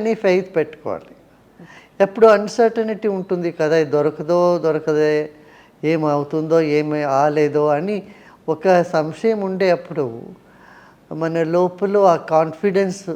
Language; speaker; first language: Telugu; non-native, local second language; Tamil